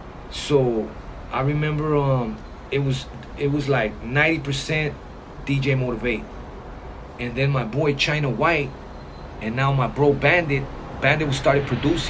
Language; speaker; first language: English; early bilingual, other home language; Spanish